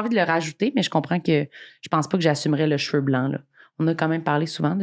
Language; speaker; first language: French; native; French